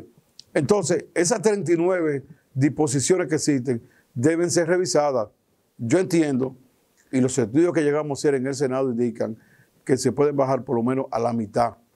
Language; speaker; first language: Spanish; native; Spanish